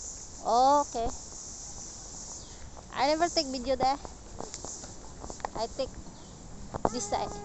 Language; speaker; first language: English; non-native, learner; Filipino